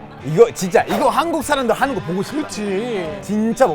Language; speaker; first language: Korean; non-native, fluent; Spanish